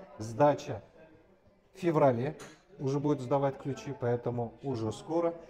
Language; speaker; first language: Russian; non-native, local second language; Kazakh